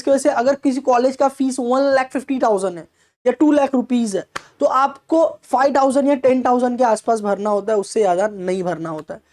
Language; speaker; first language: Hindi; non-native, local second language; Marathi